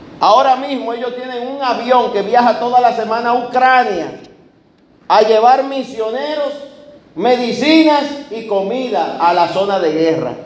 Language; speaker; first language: Spanish; native; Spanish